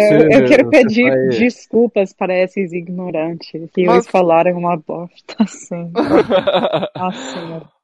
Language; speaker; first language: Portuguese; non-native, fluent; English